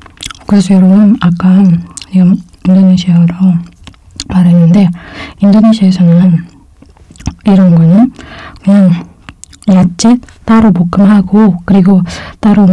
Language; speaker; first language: Korean; non-native, fluent; Indonesian